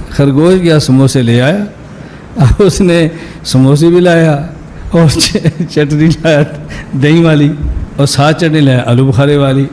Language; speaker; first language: Urdu; non-native, local second language; Punjabi